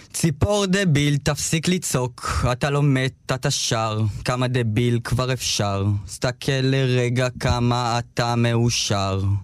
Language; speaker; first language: Hebrew; early bilingual, other home language; Russian